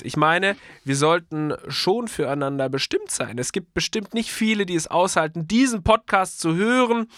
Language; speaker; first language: German; native; German